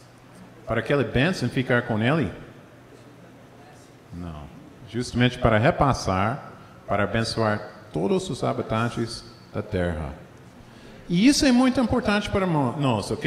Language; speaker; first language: Portuguese; non-native, fluent; English